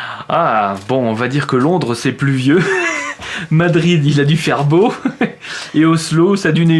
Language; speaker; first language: French; native; French